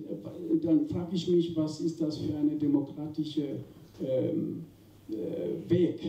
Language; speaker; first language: German; non-native, fluent; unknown